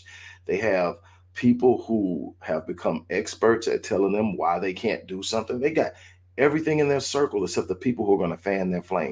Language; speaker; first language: English; native; English